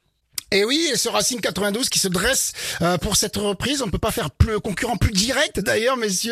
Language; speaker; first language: French; native; French